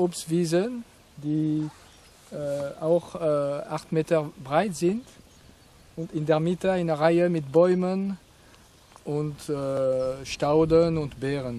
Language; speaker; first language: German; non-native, fluent; French